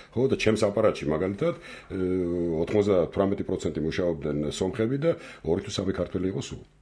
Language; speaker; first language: Georgian; non-native, local second language; Armenian